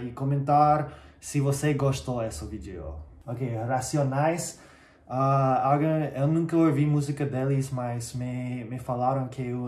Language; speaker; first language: Portuguese; non-native, learner; English